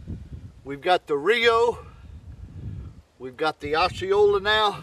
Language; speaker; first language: English; native; English